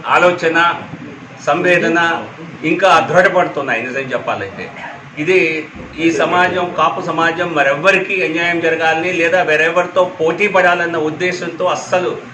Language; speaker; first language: Telugu; native; Telugu